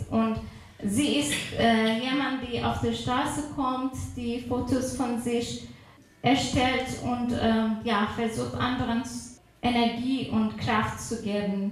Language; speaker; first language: German; non-native, fluent; Persian